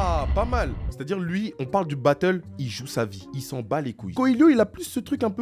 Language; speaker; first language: French; native; French